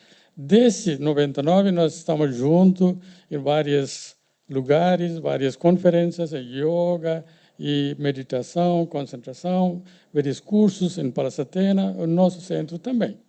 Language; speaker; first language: Portuguese; non-native, learner; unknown